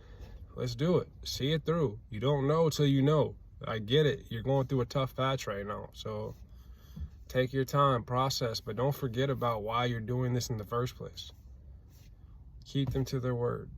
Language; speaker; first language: English; native; English